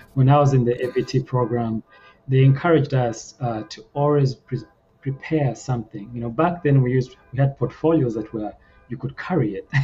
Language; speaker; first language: English; non-native, local second language; Ganda